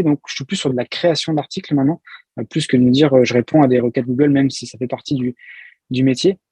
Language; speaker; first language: French; native; French